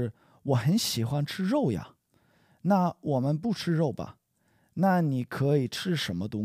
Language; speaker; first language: Chinese; non-native, learner; English